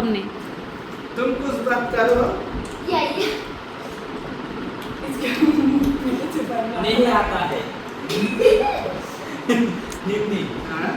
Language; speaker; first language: Hindi; non-native, learner; Bangla